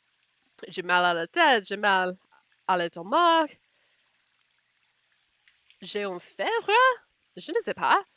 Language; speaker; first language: French; non-native, learner; English